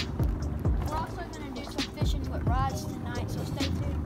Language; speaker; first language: English; native; English